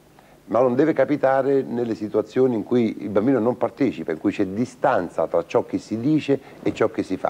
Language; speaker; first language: Italian; native; Italian